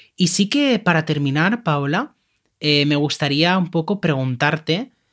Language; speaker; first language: Spanish; native; Spanish